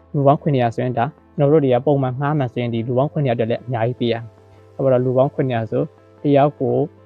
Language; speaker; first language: Burmese; non-native, local second language; Hakha Chin